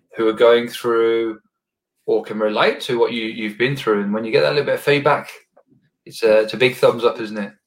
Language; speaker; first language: English; native; English